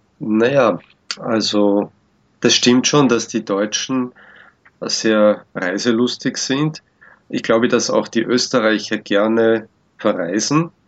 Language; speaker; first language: German; native; German